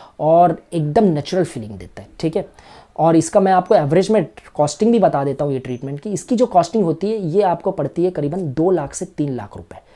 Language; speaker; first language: Hindi; native; Hindi